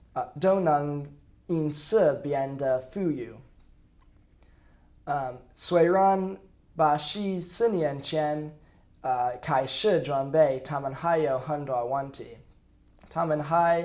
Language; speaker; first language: Chinese; non-native, learner; English